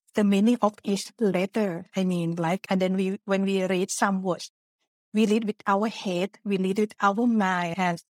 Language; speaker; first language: English; non-native, learner; Thai